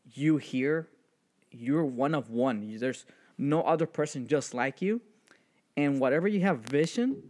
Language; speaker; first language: English; early bilingual, other home language; Spanish